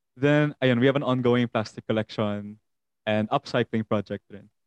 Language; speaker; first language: English; non-native, local second language; Hiligaynon